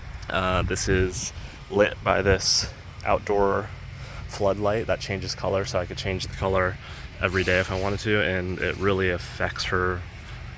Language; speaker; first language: English; native; English